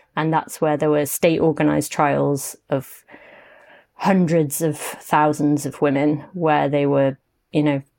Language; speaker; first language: English; native; English